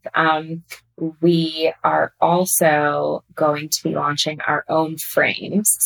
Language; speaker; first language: English; native; English